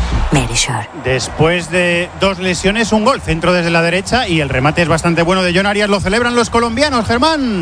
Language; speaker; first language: Spanish; native; Spanish